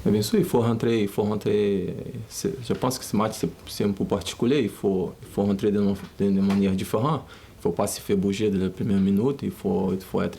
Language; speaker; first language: French; non-native, learner; Portuguese